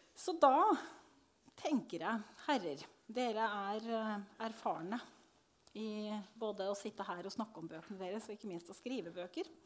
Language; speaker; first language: Norwegian; native; Norwegian